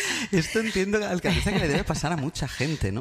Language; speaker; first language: Spanish; native; Spanish